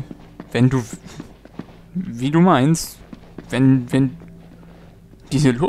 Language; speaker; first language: German; native; German